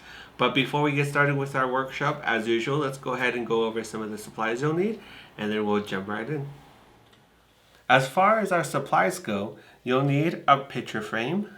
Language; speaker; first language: English; native; English